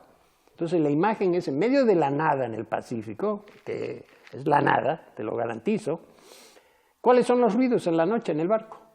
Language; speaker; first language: Spanish; native; Spanish